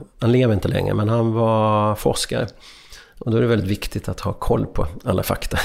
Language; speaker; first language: Swedish; early bilingual, other home language; Hungarian